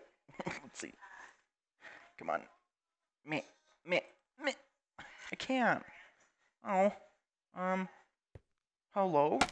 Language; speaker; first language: English; native; English